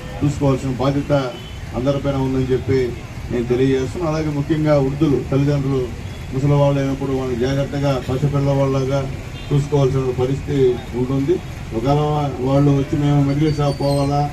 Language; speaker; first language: Telugu; native; Telugu